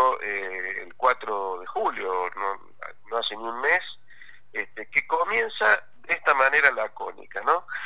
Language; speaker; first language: Spanish; native; Spanish